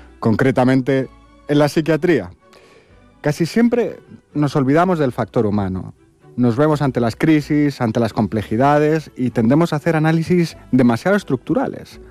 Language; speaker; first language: Spanish; native; Spanish